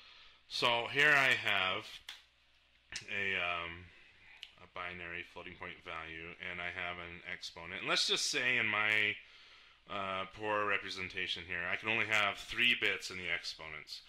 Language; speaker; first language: English; native; English